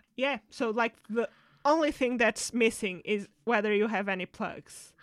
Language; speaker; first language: English; non-native, fluent; Portuguese